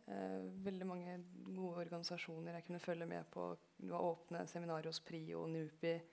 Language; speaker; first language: Norwegian; early bilingual, other home language; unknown